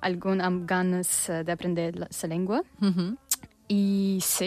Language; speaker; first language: Catalan; non-native, learner; English